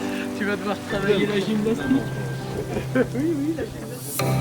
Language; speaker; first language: French; native; French